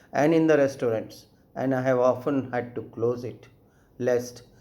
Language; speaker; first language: English; non-native, local second language; Gujarati